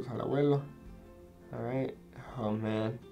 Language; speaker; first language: Spanish; non-native, fluent; English